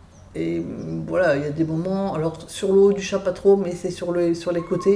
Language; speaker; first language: French; native; French